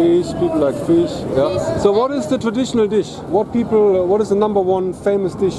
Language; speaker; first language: English; non-native, fluent; German